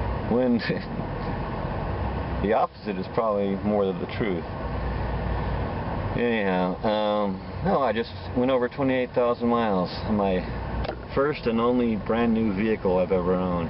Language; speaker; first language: English; native; English